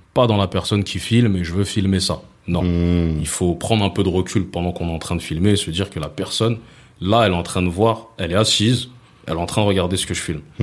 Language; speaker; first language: French; early bilingual, other home language; Lingala